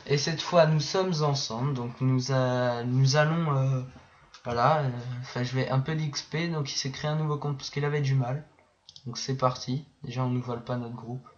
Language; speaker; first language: French; native; French